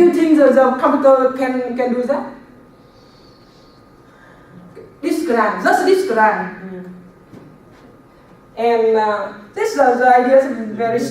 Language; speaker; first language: English; non-native, learner; Vietnamese